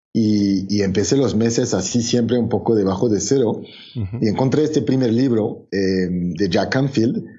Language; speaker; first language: Spanish; non-native, fluent; French